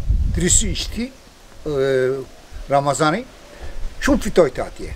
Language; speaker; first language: Albanian; early bilingual, heritage; Albanian